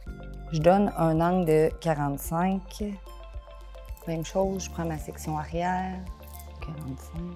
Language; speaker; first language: French; native; French